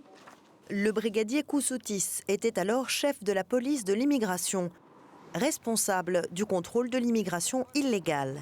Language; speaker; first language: French; native; French